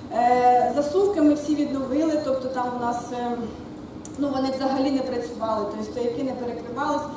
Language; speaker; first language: Ukrainian; non-native, local second language; Russian